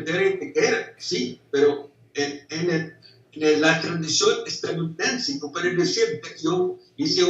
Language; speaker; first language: Spanish; non-native, fluent; English